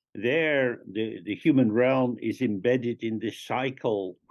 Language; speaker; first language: English; native; English